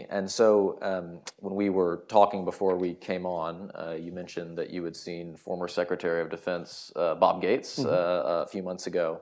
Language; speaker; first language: English; native; English